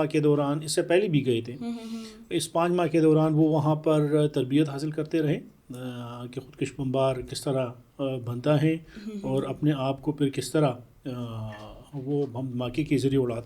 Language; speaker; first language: Urdu; non-native, local second language; Pashto